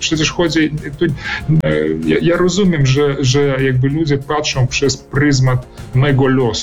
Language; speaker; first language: Polish; early bilingual, heritage; Polish